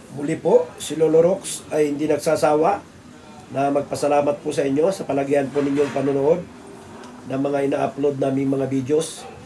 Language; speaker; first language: Filipino; non-native, local second language; Iloko